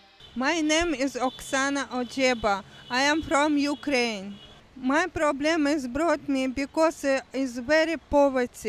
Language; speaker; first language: English; non-native, learner; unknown